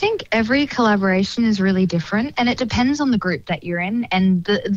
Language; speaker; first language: English; native; English